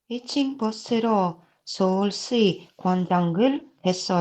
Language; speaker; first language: Korean; non-native, learner; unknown